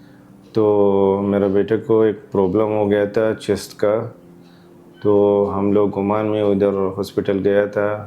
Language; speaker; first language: Hindi; non-native, learner; Arabic